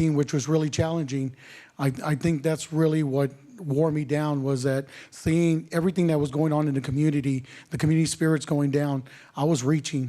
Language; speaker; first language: English; native; English